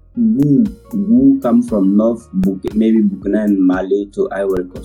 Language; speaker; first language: English; non-native, learner; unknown